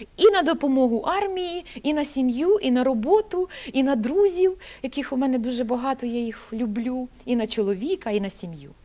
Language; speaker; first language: Ukrainian; native; Ukrainian